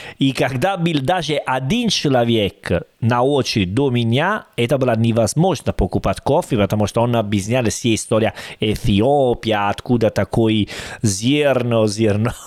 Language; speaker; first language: Russian; non-native, learner; Italian